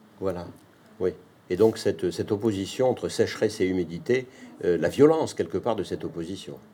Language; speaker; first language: French; native; French